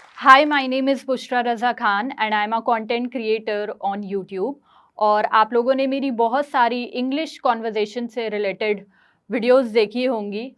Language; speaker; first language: Hindi; native; Hindi